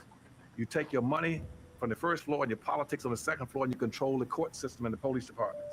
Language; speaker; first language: English; native; English